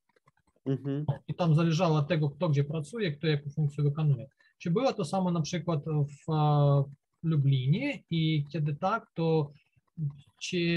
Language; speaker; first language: Polish; non-native, learner; Ukrainian